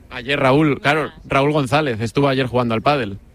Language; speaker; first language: Spanish; native; Spanish